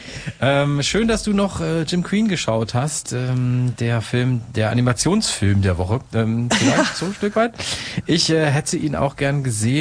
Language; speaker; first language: German; native; German